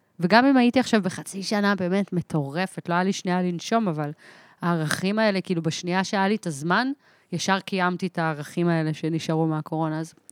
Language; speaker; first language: Hebrew; early bilingual, other home language; English